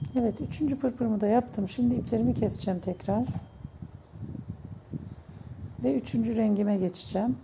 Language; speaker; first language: Turkish; native; Turkish